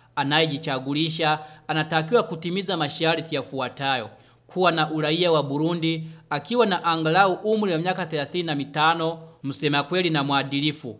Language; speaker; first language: Swahili; non-native, local second language; Rundi